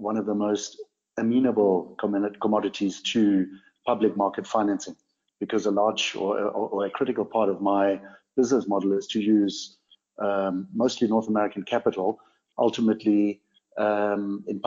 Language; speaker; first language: English; non-native, local second language; German